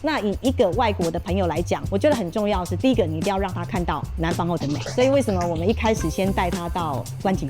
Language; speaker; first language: Chinese; native; Chinese